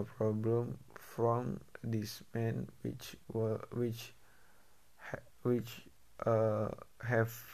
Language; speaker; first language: English; non-native, learner; Indonesian